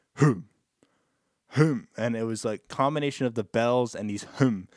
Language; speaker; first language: English; native; English